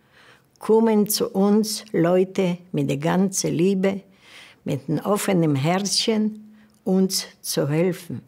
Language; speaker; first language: German; non-native, learner; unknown